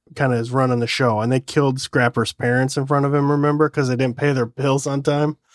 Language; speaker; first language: English; native; English